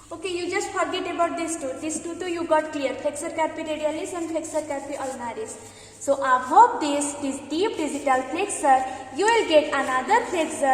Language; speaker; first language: English; non-native, local second language; Hindi